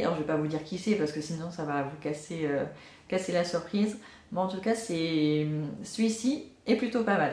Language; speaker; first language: French; native; French